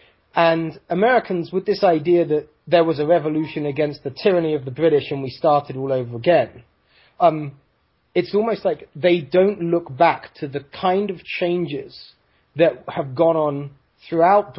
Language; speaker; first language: English; native; English